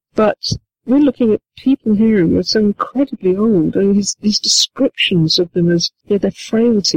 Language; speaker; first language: English; native; English